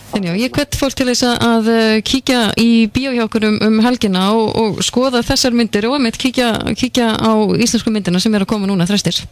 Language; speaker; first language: Icelandic; native; Icelandic